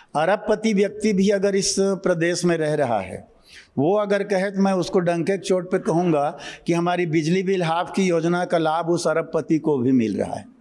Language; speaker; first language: Hindi; native; Hindi